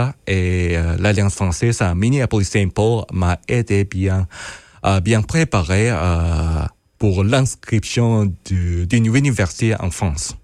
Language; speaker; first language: French; non-native, fluent; Korean